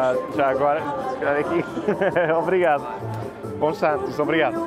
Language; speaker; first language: Portuguese; native; Portuguese